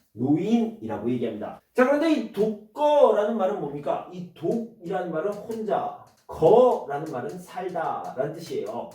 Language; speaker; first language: Korean; native; Korean